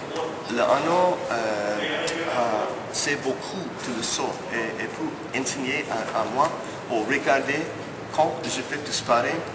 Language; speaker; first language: French; non-native, learner; English